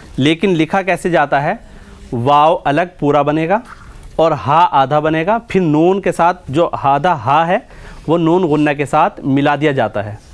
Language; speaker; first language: Urdu; native; Urdu